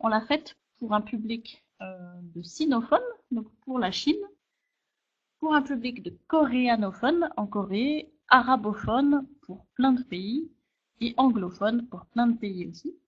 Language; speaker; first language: French; native; French